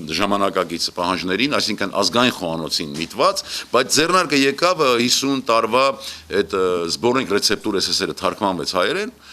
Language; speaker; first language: Armenian; native; Armenian